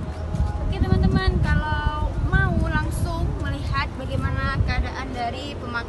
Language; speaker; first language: Indonesian; native; Indonesian